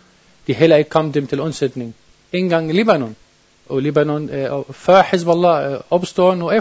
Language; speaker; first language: Danish; non-native, learner; Arabic